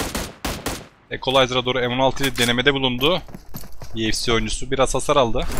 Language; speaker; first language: Turkish; native; Turkish